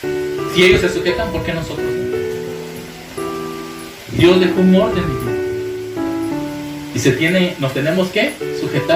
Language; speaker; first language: Spanish; native; Spanish